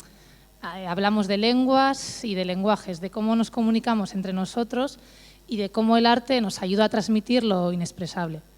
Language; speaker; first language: Spanish; native; Spanish